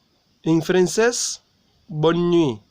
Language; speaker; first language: French; non-native, learner; Haitian Creole